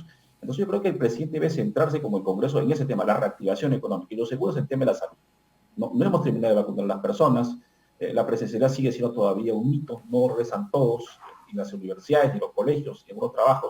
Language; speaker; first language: Spanish; native; Spanish